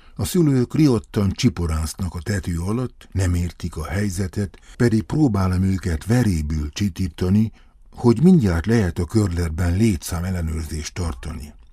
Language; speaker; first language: Hungarian; native; Hungarian